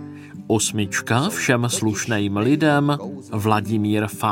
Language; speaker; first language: Czech; native; Czech